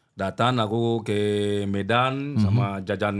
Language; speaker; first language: Indonesian; non-native, learner; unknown